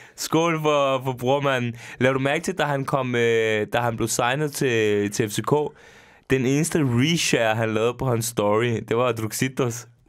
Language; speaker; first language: Danish; early bilingual, other home language; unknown